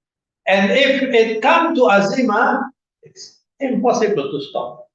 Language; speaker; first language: English; non-native, fluent; Indonesian